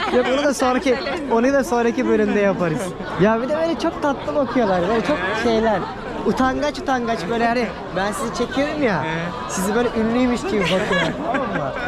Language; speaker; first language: Turkish; native; Turkish